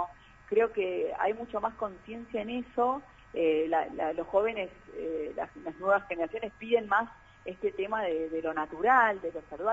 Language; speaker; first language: Spanish; native; Spanish